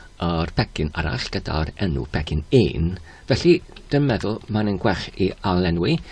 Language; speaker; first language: Welsh; non-native, fluent; English